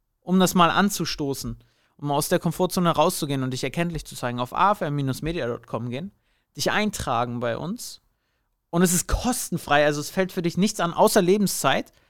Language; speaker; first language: German; native; German